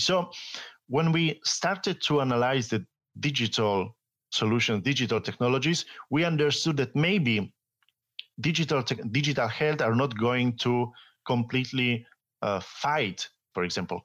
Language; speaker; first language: English; non-native, fluent; Italian